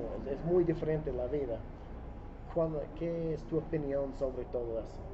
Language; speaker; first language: Spanish; non-native, fluent; English